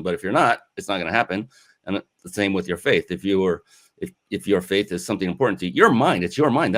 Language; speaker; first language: English; native; English